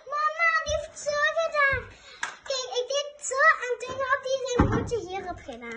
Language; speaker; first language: Dutch; early bilingual, other home language; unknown